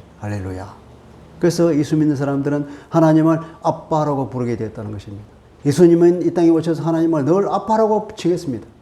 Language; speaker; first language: Korean; native; Korean